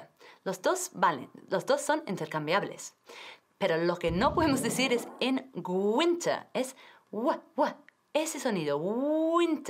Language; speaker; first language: Spanish; non-native, fluent; English